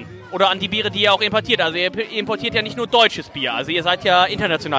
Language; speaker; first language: German; native; German